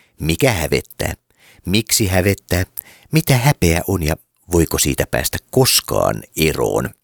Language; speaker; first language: Finnish; native; Finnish